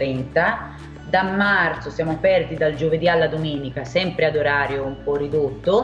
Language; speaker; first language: Italian; native; Italian